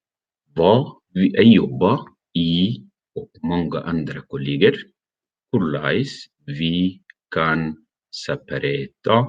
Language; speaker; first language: Norwegian; non-native, learner; Arabic